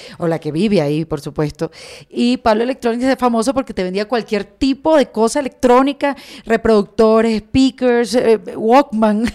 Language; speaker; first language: Spanish; native; Spanish